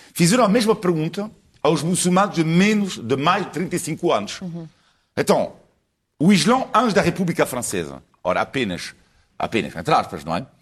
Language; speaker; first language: Portuguese; non-native, fluent; French